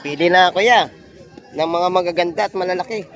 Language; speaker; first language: Filipino; native; Filipino